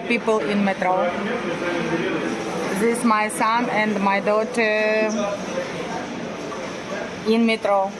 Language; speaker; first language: English; non-native, learner; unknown